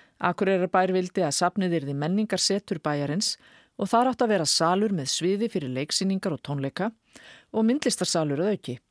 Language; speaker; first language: Icelandic; native; Icelandic